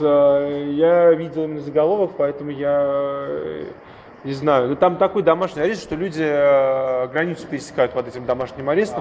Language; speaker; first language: Russian; native; Russian